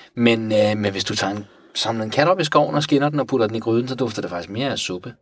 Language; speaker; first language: Danish; early bilingual, other home language; Persian